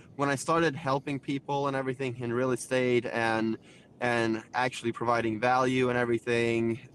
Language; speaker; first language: English; non-native, fluent; Swedish